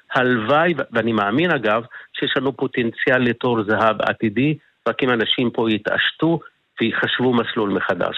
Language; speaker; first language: Hebrew; non-native, local second language; Arabic